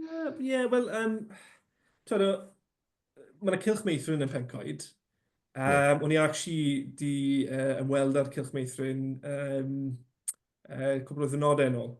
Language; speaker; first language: Welsh; non-native, local second language; English